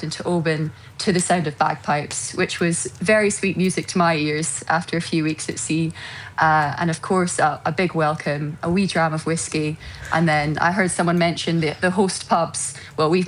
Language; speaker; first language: English; native; English